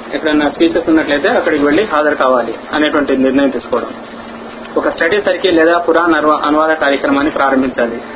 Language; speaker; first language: Telugu; non-native, local second language; Urdu